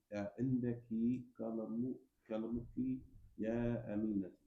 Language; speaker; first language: Arabic; non-native, learner; English